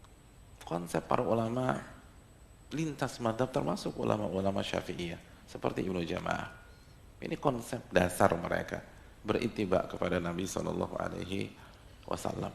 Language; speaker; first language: Indonesian; native; Indonesian